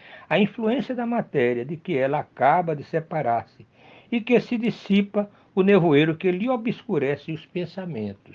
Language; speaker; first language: Portuguese; native; Portuguese